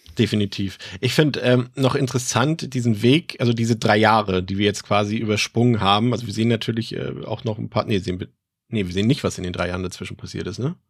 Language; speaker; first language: German; native; German